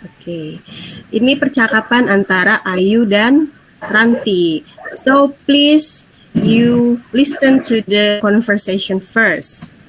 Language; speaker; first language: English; non-native, fluent; Indonesian